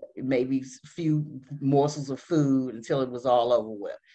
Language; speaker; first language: English; native; English